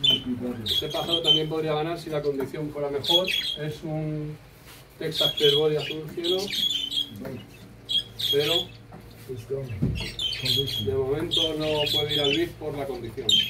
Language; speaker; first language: Spanish; native; Spanish